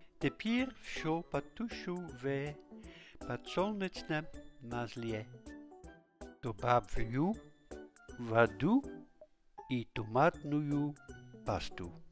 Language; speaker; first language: Russian; non-native, learner; Dutch